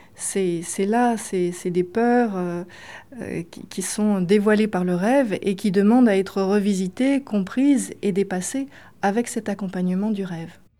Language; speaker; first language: French; native; French